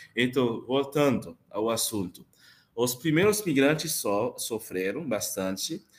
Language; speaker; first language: Portuguese; non-native, fluent; Haitian Creole